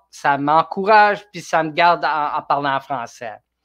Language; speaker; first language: French; non-native, learner; English